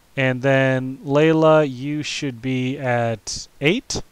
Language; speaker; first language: English; native; English